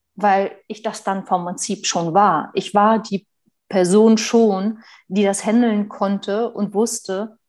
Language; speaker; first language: German; native; German